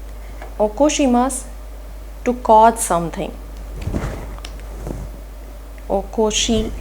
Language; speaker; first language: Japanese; non-native, fluent; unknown